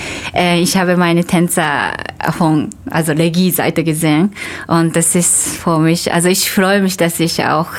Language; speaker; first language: German; non-native, fluent; Japanese